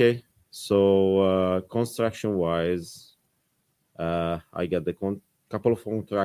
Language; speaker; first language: English; non-native, learner; Arabic